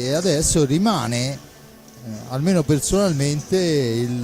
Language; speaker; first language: Italian; native; Italian